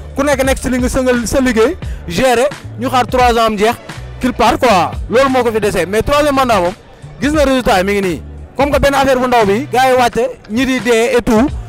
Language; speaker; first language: Wolof; non-native, local second language; Fula